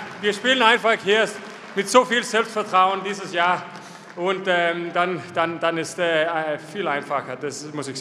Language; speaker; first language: German; non-native, fluent; Danish